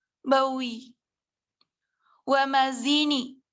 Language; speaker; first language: Arabic; non-native, learner; Indonesian